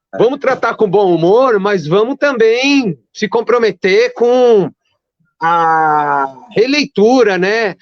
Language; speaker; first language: Portuguese; early bilingual, other home language; Arabic